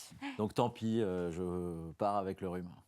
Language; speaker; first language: French; native; French